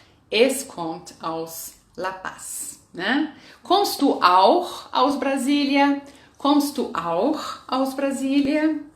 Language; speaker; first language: German; non-native, fluent; Portuguese